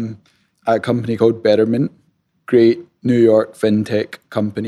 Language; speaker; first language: English; native; English